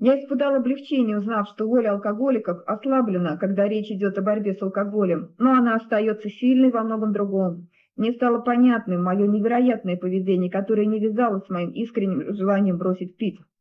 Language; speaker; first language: Russian; native; Russian